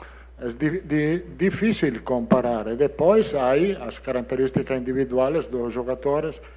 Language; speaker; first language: Portuguese; non-native, learner; Italian